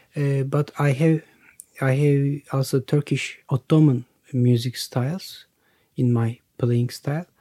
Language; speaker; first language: English; non-native, learner; Turkish